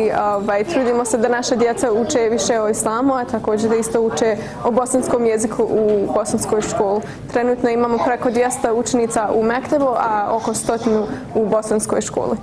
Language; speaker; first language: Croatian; early bilingual, heritage; English